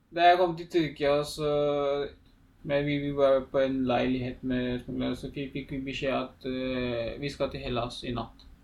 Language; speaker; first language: Norwegian; non-native, learner; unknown